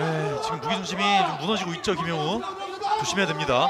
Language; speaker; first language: Korean; native; Korean